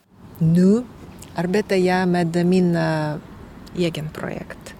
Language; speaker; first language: Swedish; non-native, learner; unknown